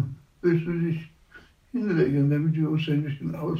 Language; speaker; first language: German; non-native, fluent; Polish